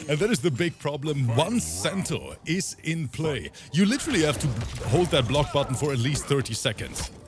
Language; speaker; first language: English; native; English